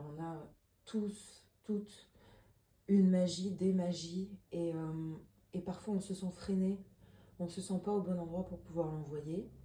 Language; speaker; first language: French; native; French